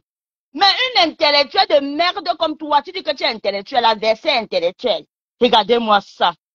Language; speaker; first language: French; non-native, local second language; Lingala